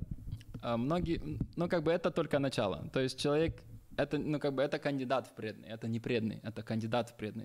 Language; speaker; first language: Russian; native; Russian